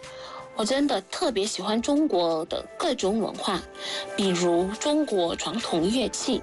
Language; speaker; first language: Chinese; non-native, fluent; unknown